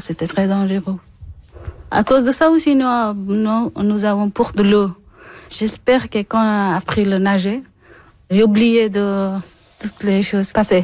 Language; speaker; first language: French; non-native, learner; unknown